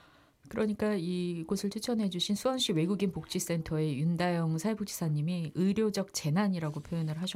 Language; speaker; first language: Korean; native; Korean